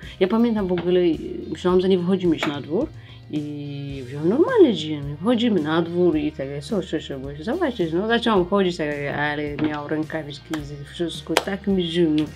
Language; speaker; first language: Polish; non-native, learner; Tigrinya